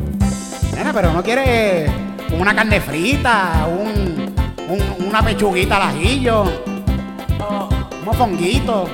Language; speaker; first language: Spanish; native; Spanish